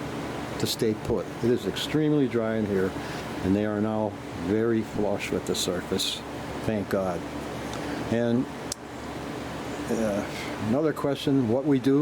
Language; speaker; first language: English; native; English